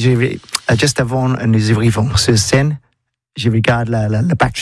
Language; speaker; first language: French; non-native, learner; English